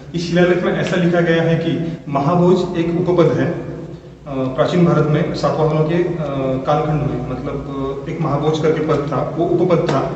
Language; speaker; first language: Hindi; non-native, local second language; Marathi